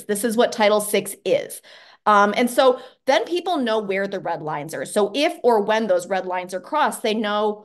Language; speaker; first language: English; native; English